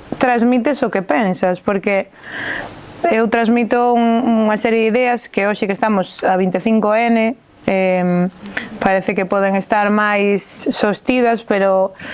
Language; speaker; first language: Galician; native; Galician